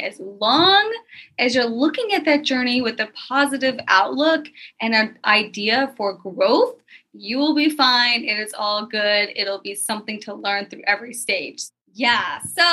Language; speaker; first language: English; native; English